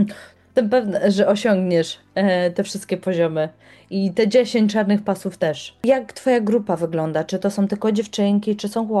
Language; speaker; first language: Polish; native; Polish